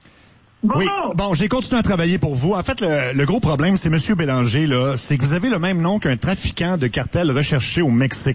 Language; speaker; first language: French; native; French